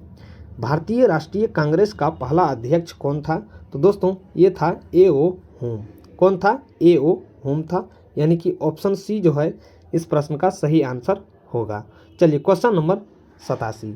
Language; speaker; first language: Hindi; native; Hindi